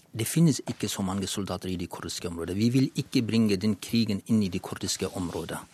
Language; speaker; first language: Norwegian; non-native, fluent; Kurdish